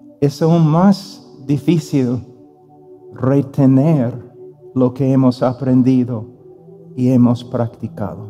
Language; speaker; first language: Spanish; non-native, fluent; English